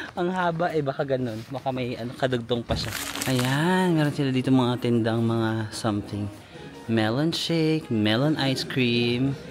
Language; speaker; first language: Filipino; native; Filipino